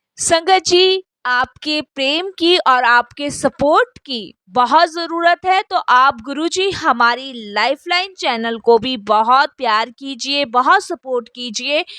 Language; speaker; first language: Hindi; native; Hindi